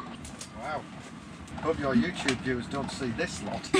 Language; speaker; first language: English; native; English